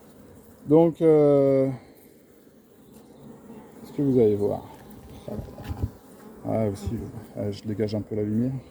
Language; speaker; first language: French; native; French